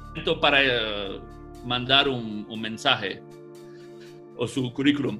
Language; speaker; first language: Spanish; non-native, fluent; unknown